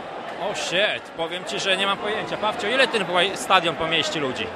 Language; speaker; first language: Polish; native; Polish